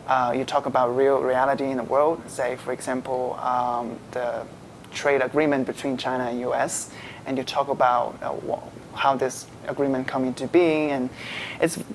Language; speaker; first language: English; non-native, fluent; Chinese